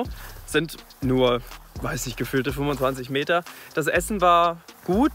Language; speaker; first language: German; native; German